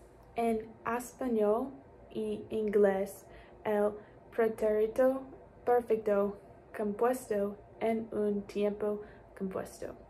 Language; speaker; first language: Spanish; non-native, learner; English